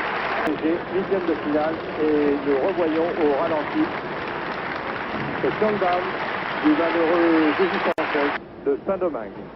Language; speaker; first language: French; native; French